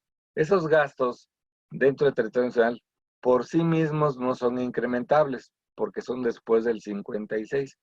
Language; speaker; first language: Spanish; native; Spanish